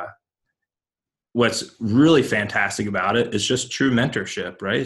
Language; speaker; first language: English; native; English